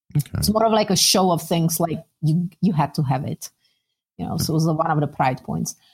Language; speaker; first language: English; non-native, fluent; Czech